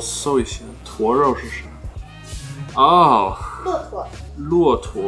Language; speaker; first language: Chinese; non-native, fluent; English